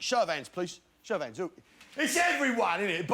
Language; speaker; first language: English; native; English